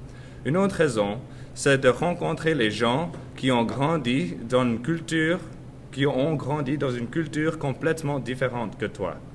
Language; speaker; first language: French; non-native, learner; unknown